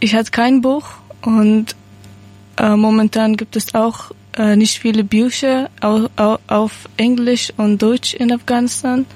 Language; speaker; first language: German; non-native, learner; Persian